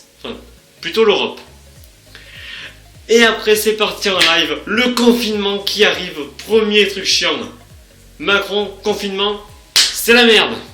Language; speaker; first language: French; native; French